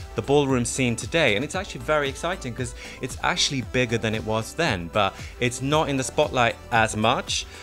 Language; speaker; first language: English; non-native, fluent; Swedish